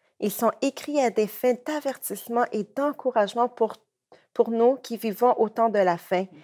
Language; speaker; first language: French; native; French